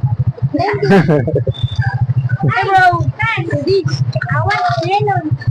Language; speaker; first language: English; non-native, learner; Filipino